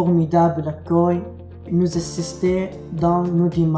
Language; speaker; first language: French; non-native, learner; Arabic